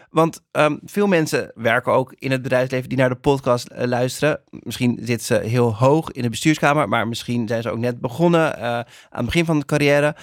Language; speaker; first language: Dutch; native; Dutch